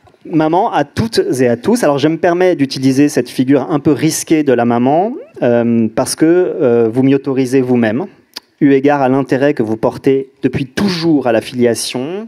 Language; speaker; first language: French; native; French